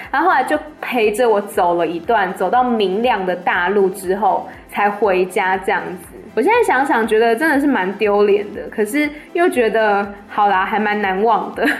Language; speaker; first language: Chinese; native; Chinese